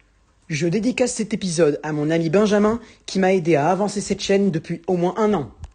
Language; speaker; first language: French; native; French